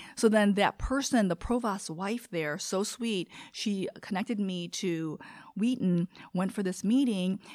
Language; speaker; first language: English; early bilingual, other home language; Korean